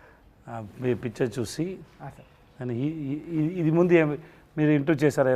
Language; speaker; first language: Telugu; non-native, local second language; Tamil